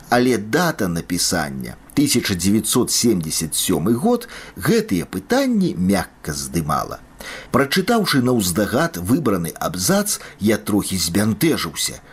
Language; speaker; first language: Belarusian; native; Belarusian